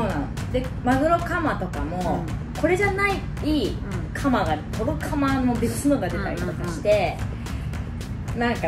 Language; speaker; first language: Japanese; native; Japanese